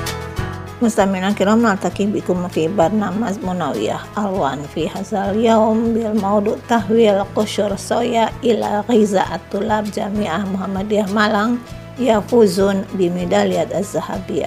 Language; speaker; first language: Arabic; non-native, fluent; Indonesian